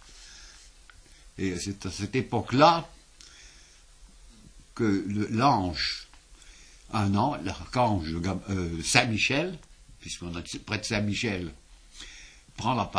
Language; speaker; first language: French; native; French